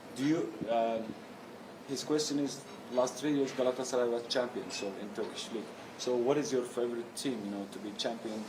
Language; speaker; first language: English; non-native, learner; Turkish